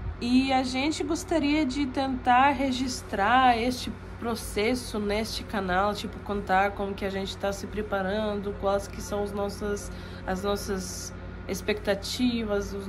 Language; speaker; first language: Portuguese; non-native, fluent; Russian